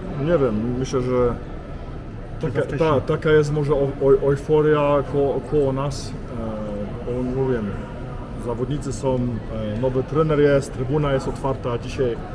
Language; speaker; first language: Polish; early bilingual, heritage; Polish